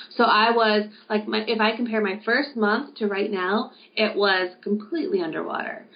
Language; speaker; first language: English; native; English